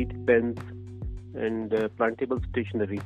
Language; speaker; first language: English; non-native, local second language; Punjabi